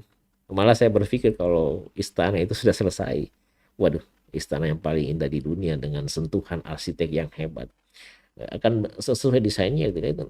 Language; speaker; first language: Indonesian; native; Indonesian